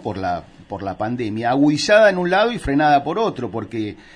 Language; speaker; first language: Spanish; native; Spanish